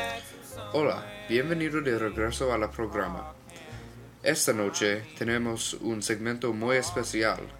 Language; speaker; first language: Spanish; non-native, learner; English